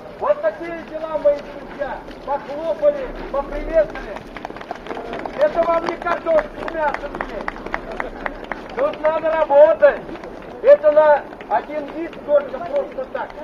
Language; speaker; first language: Russian; native; Russian